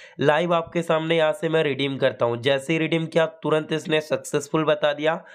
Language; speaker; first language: Hindi; native; Hindi